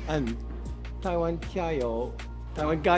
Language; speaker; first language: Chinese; non-native, fluent; French